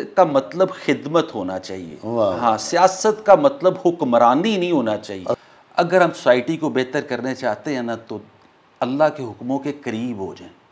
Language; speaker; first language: Urdu; non-native, local second language; Punjabi